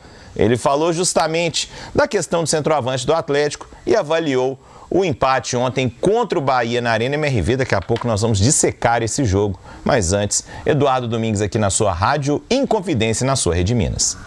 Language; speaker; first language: Portuguese; native; Portuguese